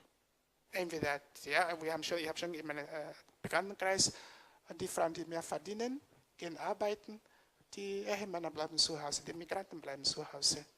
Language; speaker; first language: German; non-native, fluent; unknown